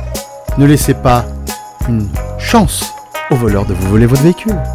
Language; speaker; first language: French; native; French